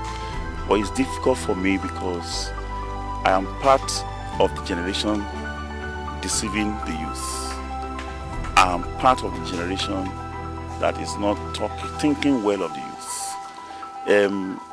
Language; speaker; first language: English; non-native, local second language; Yoruba